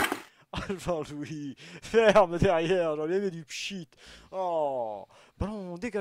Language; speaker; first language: French; native; French